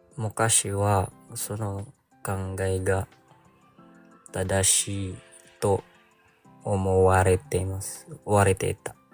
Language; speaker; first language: Japanese; non-native, learner; Filipino